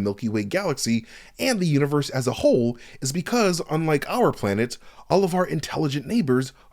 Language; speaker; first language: English; native; English